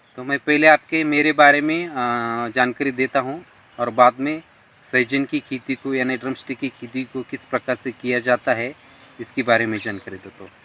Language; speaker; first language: Hindi; non-native, local second language; Marathi